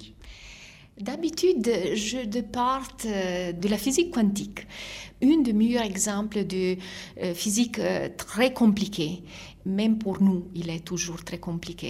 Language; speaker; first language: French; non-native, fluent; Italian